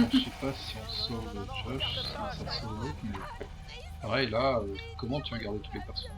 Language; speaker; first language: French; native; French